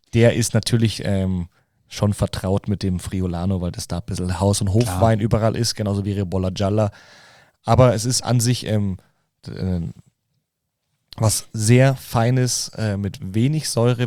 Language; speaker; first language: German; native; German